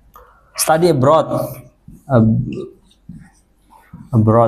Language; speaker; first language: English; non-native, fluent; Indonesian